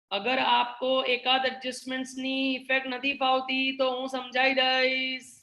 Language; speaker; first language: Hindi; non-native, local second language; Gujarati